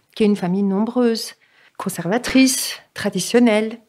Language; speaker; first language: French; native; French